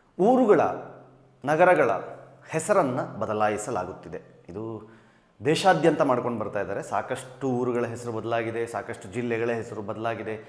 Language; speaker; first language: Kannada; native; Kannada